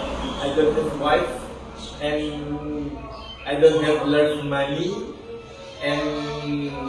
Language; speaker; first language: English; non-native, learner; Indonesian